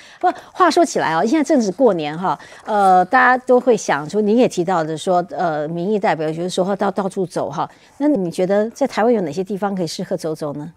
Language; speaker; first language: Chinese; native; Chinese